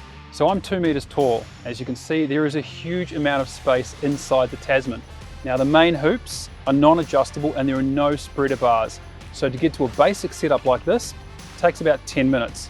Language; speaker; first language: English; native; English